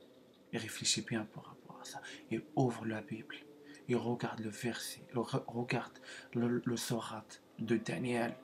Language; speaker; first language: French; non-native, learner; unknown